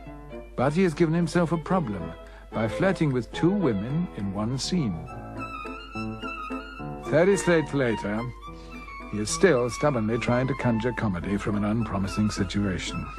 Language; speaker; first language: English; native; English